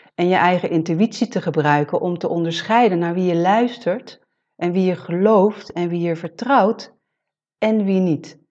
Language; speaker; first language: Dutch; native; Dutch